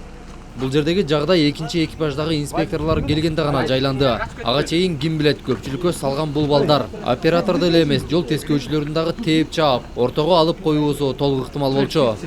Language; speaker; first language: Kyrgyz; native; Kyrgyz